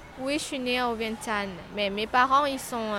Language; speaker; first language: French; non-native, learner; Lao